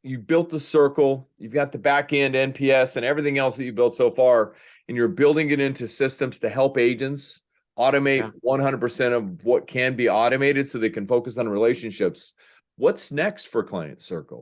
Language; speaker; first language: English; native; English